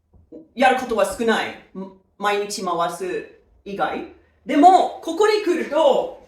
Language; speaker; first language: Japanese; non-native, fluent; English